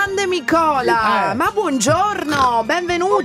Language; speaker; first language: Italian; native; Italian